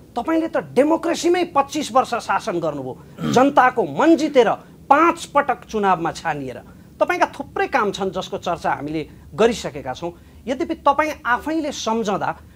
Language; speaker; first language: Nepali; native; Nepali